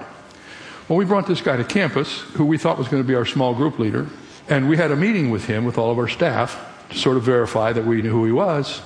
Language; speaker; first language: English; native; English